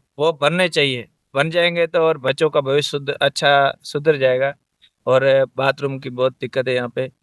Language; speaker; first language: Urdu; non-native, local second language; Sindhi